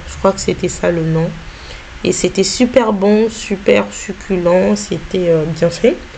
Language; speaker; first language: French; native; French